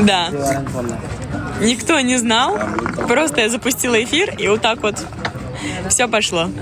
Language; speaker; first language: Russian; non-native, local second language; Uzbek